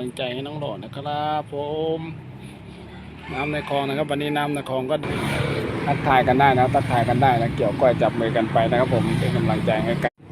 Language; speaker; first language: Thai; native; Thai